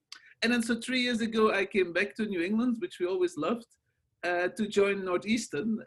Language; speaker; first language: English; non-native, fluent; Dutch